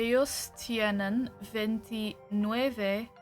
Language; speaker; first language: Spanish; non-native, learner; English